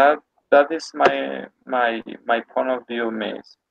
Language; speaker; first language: English; non-native, learner; Spanish